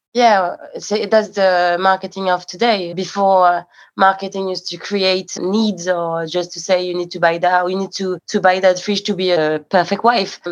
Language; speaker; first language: English; non-native, fluent; French